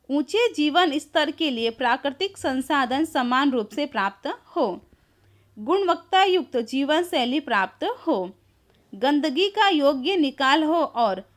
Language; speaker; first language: Hindi; non-native, local second language; Gujarati